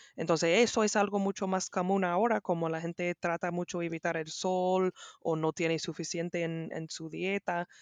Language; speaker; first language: Spanish; non-native, learner; English